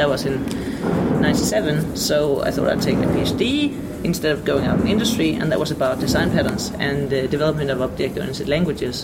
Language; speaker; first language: English; non-native, fluent; Danish